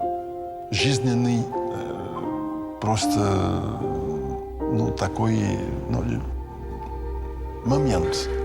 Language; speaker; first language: Russian; non-native, fluent; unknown